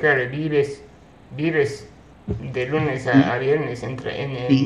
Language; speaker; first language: Spanish; non-native, fluent; English